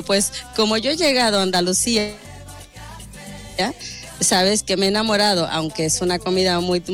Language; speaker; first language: Spanish; native; Spanish